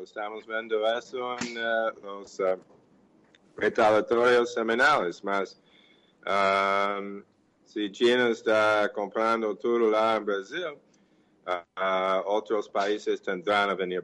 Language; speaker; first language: Portuguese; non-native, fluent; English